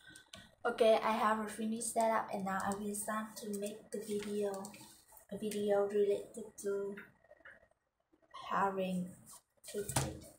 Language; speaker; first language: English; non-native, learner; Vietnamese